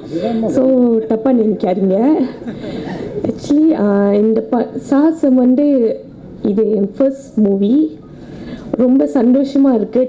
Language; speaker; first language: Tamil; non-native, learner; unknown